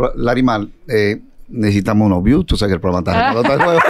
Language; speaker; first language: Spanish; native; Spanish